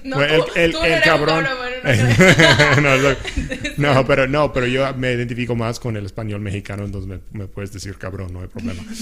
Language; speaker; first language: Spanish; non-native, local second language; English